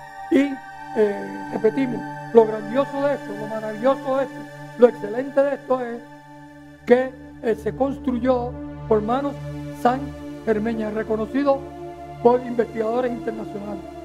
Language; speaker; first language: Spanish; native; Spanish